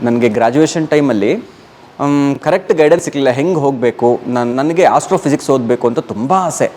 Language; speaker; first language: Kannada; non-native, local second language; Telugu